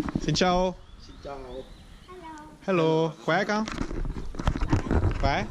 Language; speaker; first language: Vietnamese; non-native, learner; French